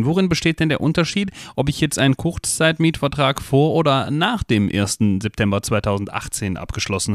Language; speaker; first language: German; native; German